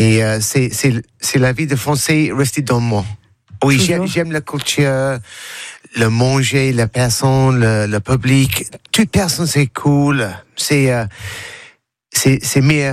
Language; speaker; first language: French; non-native, fluent; English